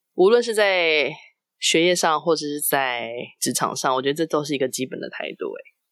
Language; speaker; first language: Chinese; native; Chinese